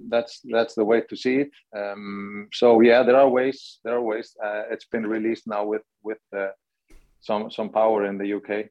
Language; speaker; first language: English; non-native, fluent; Icelandic